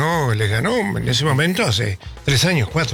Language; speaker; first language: Spanish; native; Spanish